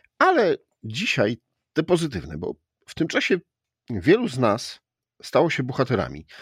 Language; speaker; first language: Polish; native; Polish